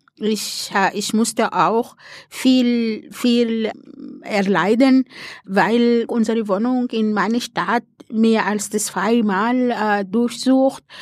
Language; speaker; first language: German; non-native, fluent; Arabic